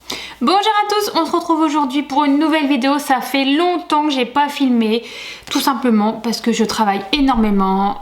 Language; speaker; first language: French; native; French